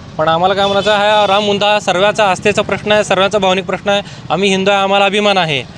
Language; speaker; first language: Marathi; native; Marathi